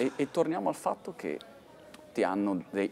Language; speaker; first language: Italian; native; Italian